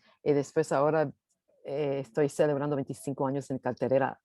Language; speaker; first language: Spanish; early bilingual, heritage; English